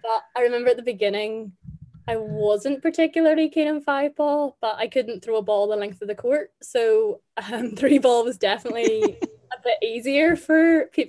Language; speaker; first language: English; native; English